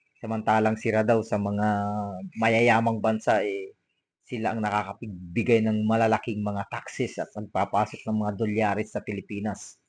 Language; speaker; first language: Filipino; native; Filipino